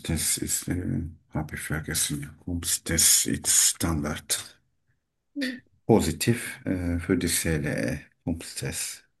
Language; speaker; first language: German; non-native, learner; Turkish